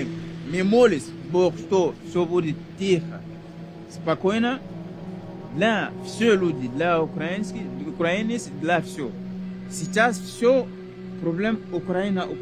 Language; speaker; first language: Russian; non-native, learner; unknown